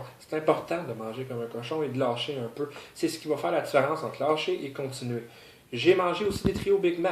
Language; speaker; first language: French; native; French